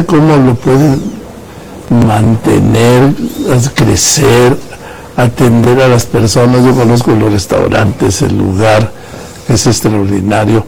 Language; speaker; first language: Spanish; native; Spanish